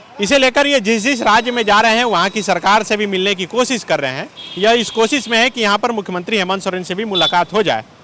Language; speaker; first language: Hindi; native; Hindi